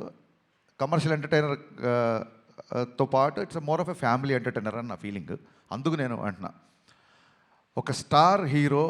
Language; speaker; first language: Telugu; native; Telugu